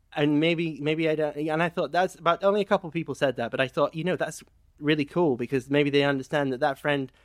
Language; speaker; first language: English; native; English